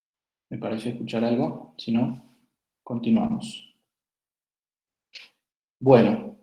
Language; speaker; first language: Spanish; native; Spanish